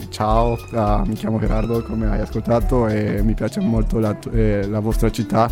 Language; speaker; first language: Italian; non-native, learner; Spanish